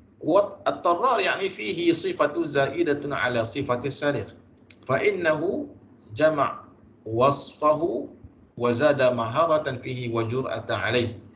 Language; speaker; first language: Arabic; non-native, fluent; Malay